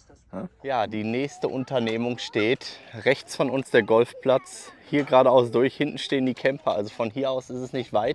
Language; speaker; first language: German; native; German